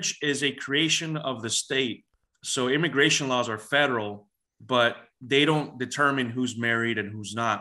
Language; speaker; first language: English; native; English